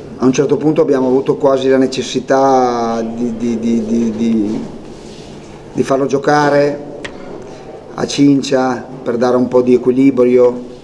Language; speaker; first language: Italian; native; Italian